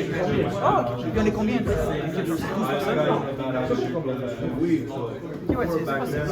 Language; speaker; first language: French; non-native, local second language; English